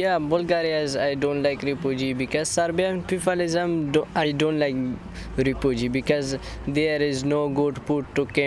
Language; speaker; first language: English; non-native, learner; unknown